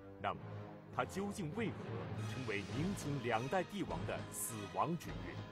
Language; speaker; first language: Chinese; native; Chinese